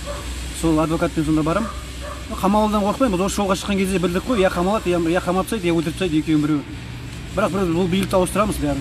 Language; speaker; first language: Kazakh; native; Kazakh